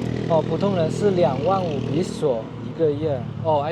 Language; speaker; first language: Chinese; native; Chinese